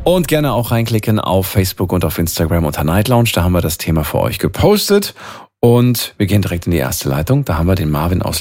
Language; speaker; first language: German; native; German